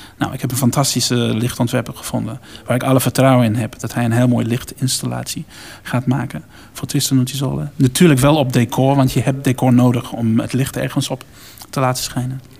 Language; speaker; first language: Dutch; non-native, fluent; English